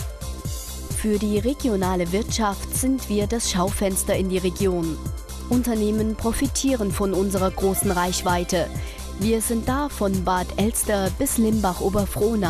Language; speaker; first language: German; native; German